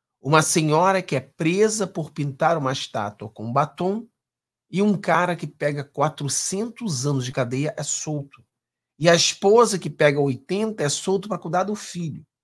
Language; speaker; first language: Portuguese; native; Portuguese